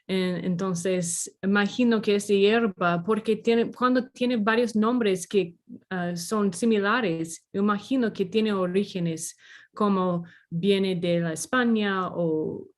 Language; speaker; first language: Spanish; non-native, learner; English